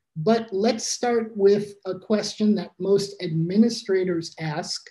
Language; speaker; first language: English; native; English